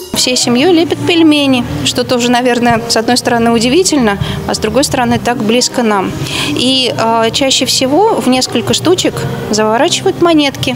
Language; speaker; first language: Russian; native; Russian